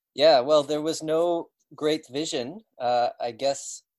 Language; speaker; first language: English; native; English